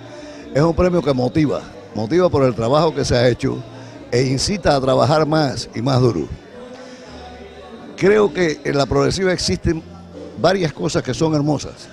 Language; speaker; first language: Spanish; native; Spanish